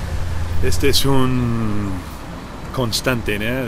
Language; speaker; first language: Spanish; non-native, learner; English